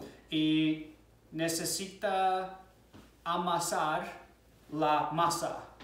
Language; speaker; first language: Spanish; non-native, fluent; English